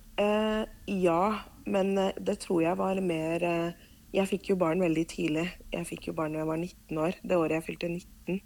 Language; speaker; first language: Norwegian; early bilingual, other home language; Spanish